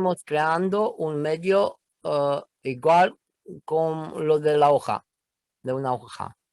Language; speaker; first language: Spanish; non-native, learner; Romanian